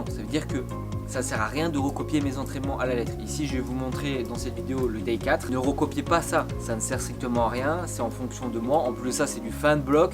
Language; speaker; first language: French; native; French